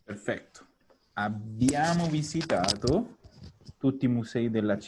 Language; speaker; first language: Italian; non-native, fluent; Spanish